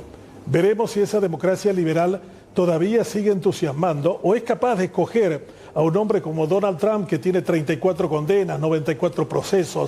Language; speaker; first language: Spanish; native; Spanish